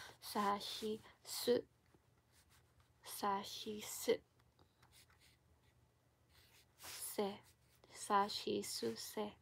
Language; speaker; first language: Japanese; non-native, learner; Filipino